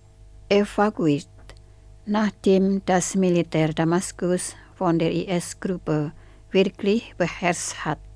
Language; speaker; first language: German; non-native, fluent; Indonesian